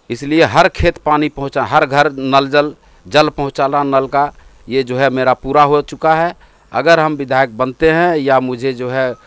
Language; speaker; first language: Hindi; native; Hindi